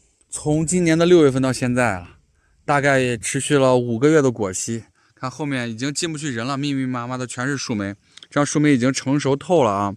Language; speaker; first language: Chinese; native; Chinese